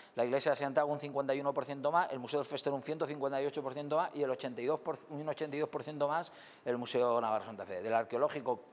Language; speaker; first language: Spanish; native; Spanish